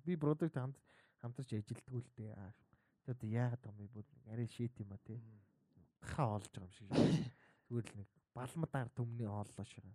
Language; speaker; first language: Mongolian; native; Mongolian